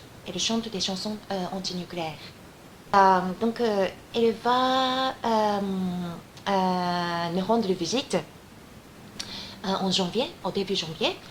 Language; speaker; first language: French; non-native, fluent; Japanese